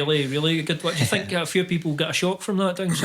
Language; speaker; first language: English; native; English